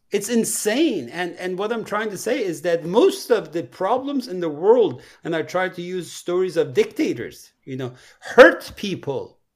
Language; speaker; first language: English; non-native, fluent; Persian